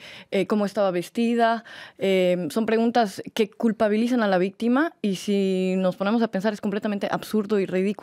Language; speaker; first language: Spanish; native; Spanish